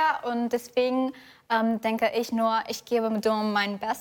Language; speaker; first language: German; non-native, fluent; Indonesian